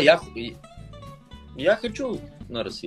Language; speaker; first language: Russian; non-native, learner; Bulgarian